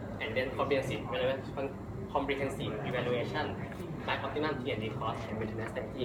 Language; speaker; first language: English; non-native, learner; Thai